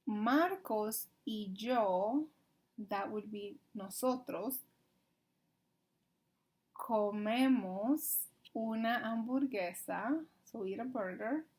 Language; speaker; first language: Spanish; non-native, learner; English